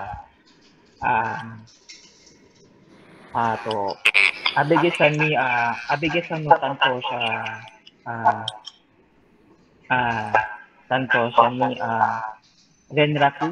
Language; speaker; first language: Japanese; non-native, learner; Filipino